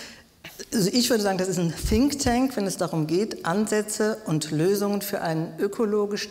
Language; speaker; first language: German; native; German